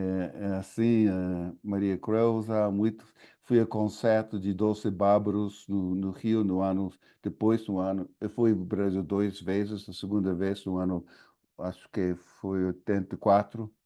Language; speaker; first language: Portuguese; non-native, fluent; English